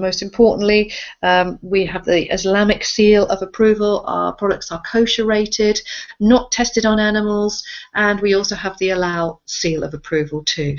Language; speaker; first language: English; native; English